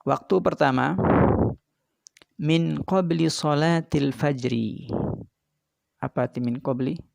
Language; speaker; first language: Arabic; non-native, fluent; Indonesian